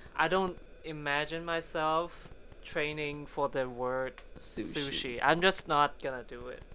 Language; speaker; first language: English; non-native, local second language; Chinese